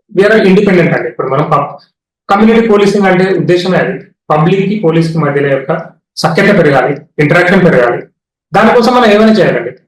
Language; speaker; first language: Telugu; native; Telugu